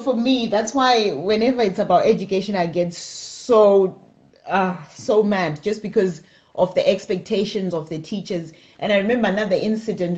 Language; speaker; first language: English; non-native, local second language; Shona